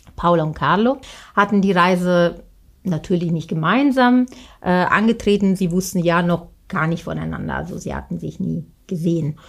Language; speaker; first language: German; non-native, fluent; Italian